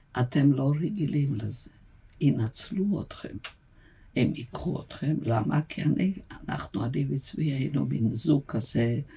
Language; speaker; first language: Hebrew; non-native, fluent; Yiddish